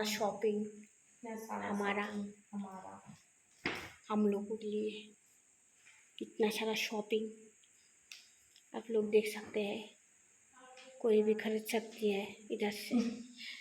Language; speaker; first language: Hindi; non-native, local second language; Bangla